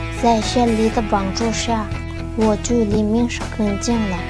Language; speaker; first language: Chinese; non-native, local second language; Uyghur